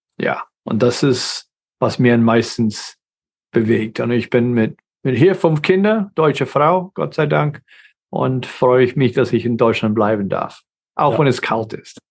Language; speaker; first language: German; non-native, fluent; English